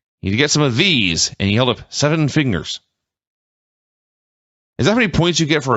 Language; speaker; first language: English; native; English